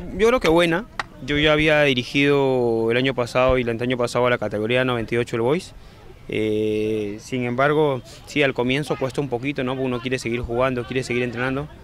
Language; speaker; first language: Spanish; native; Spanish